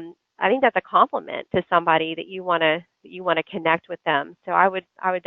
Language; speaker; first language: English; native; English